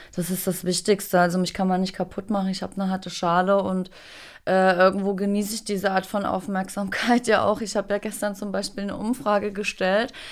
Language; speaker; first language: German; native; German